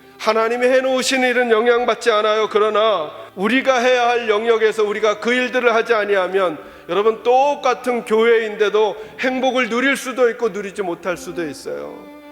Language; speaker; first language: Korean; native; Korean